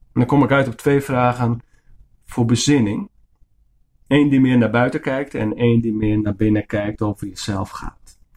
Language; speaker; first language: Dutch; non-native, local second language; Western Frisian